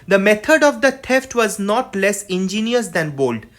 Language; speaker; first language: English; non-native, local second language; Bangla